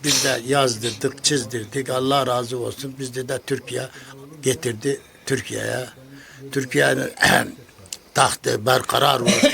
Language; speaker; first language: Turkish; non-native, learner; Kyrgyz